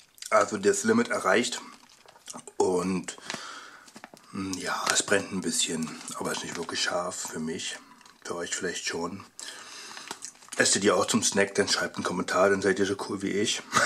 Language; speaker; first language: German; native; German